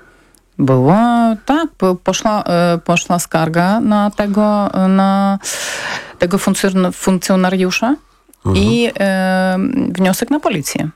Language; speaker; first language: Polish; non-native, fluent; Ukrainian